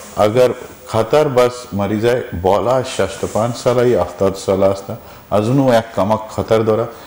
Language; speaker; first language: Persian; non-native, learner; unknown